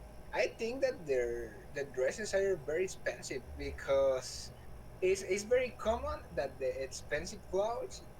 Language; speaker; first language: English; non-native, learner; Spanish